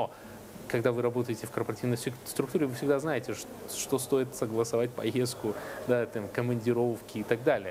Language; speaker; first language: Russian; native; Russian